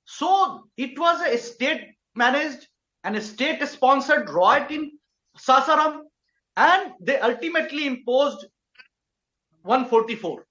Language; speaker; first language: English; non-native, local second language; Hindi